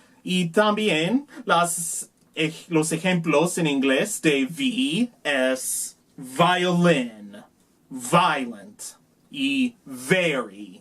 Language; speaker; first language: Spanish; non-native, learner; English